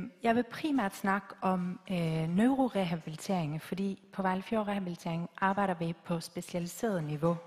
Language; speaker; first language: Danish; native; Danish